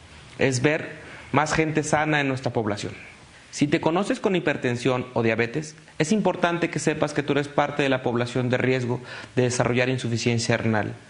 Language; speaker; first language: Spanish; native; Spanish